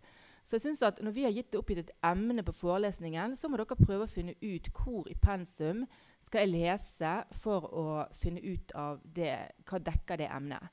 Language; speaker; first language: Norwegian; native; Norwegian